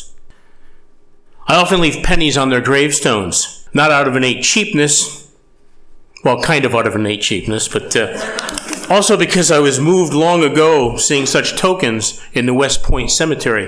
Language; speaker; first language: English; native; English